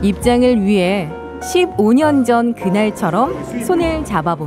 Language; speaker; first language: Korean; native; Korean